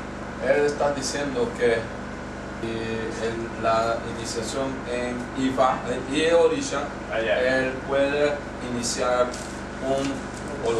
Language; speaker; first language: Spanish; non-native, learner; Yoruba